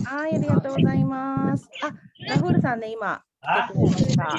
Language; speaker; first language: Japanese; non-native, fluent; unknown